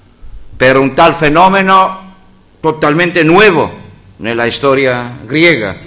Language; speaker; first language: Spanish; non-native, learner; Greek